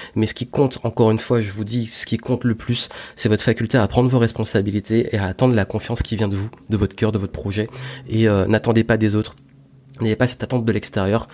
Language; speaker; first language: French; native; French